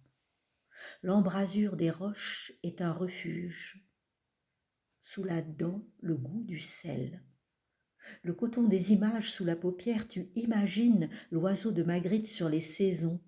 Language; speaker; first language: French; native; French